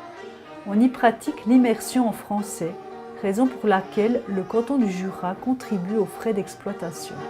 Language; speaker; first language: French; native; French